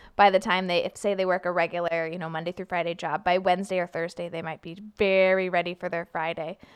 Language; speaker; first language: English; native; English